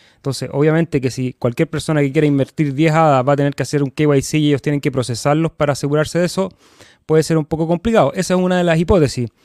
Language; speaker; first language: Spanish; native; Spanish